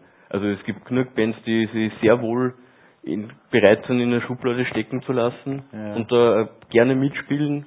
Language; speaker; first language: German; native; German